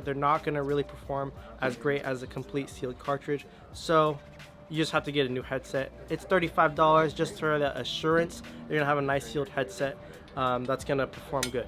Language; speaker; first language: English; native; English